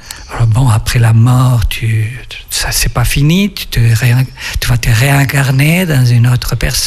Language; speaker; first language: French; non-native, fluent; Spanish